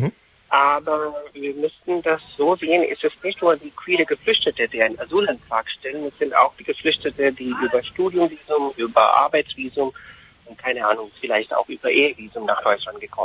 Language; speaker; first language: German; non-native, fluent; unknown